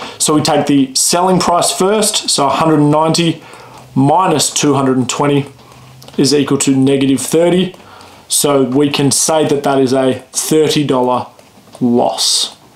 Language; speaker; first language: English; native; English